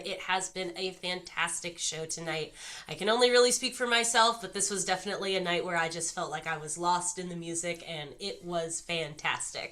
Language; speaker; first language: English; native; English